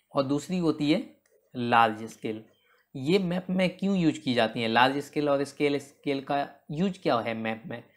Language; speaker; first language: Hindi; native; Hindi